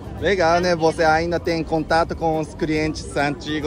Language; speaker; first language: Portuguese; non-native, fluent; Japanese